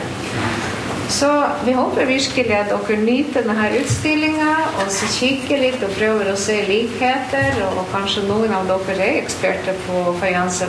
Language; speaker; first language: Norwegian; non-native, fluent; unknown